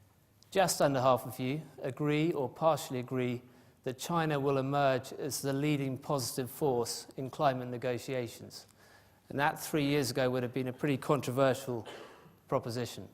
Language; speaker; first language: English; native; English